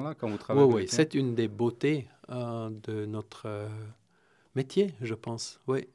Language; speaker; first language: French; non-native, fluent; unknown